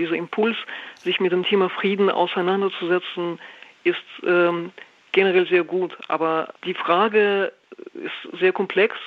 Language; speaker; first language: German; non-native, fluent; Russian